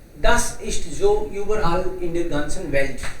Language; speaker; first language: German; non-native, learner; Hindi